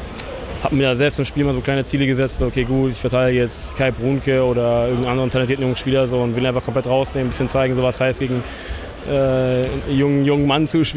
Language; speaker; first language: German; native; German